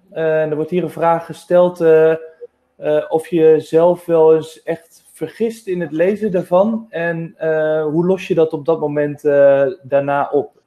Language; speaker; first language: Dutch; native; Dutch